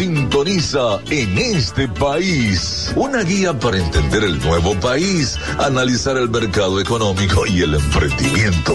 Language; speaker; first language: Spanish; native; Spanish